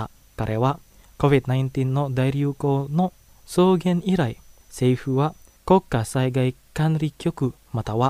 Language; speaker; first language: Japanese; non-native, fluent; Indonesian